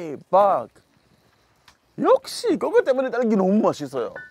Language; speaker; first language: Korean; non-native, learner; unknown